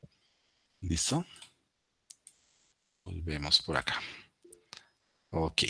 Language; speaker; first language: Spanish; native; Spanish